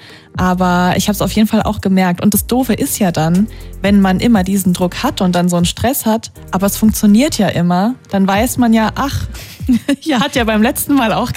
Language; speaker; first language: German; native; German